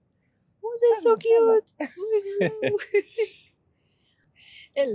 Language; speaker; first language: English; non-native, fluent; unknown